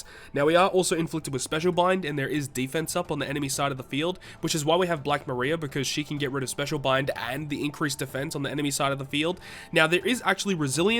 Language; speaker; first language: English; native; English